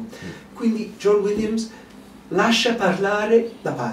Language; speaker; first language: Italian; non-native, fluent; English